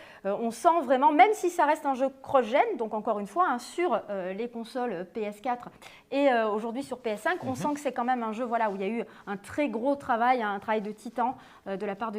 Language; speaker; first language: French; native; French